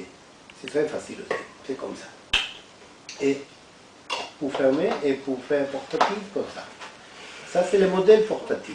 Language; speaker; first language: French; non-native, fluent; Spanish